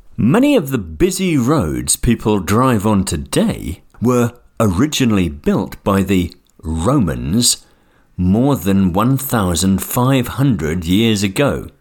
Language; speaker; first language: English; native; English